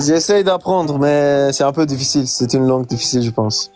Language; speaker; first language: French; non-native, learner; Turkish